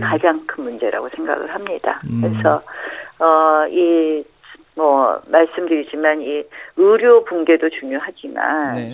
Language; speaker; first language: Korean; native; Korean